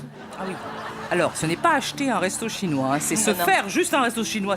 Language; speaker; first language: French; native; French